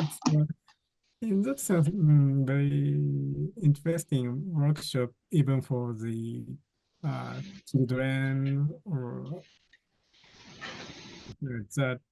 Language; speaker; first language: English; non-native, fluent; Japanese